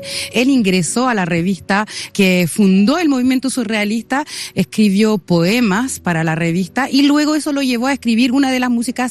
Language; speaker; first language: Spanish; native; Spanish